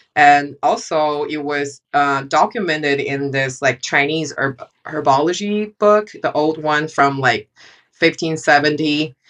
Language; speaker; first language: English; non-native, fluent; Chinese